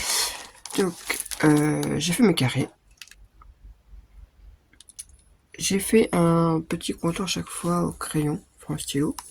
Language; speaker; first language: French; native; French